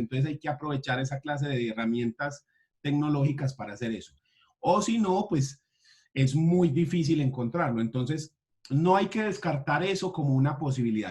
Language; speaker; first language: Spanish; native; Spanish